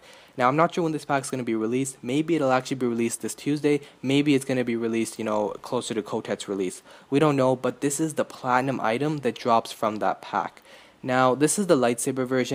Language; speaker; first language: English; native; English